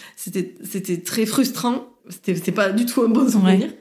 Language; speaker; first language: French; native; French